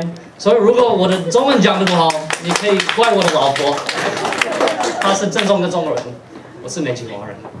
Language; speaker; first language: Chinese; non-native, fluent; English